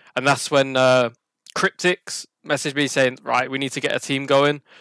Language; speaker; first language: English; native; English